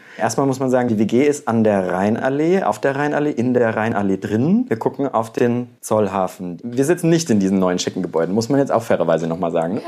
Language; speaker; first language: German; native; German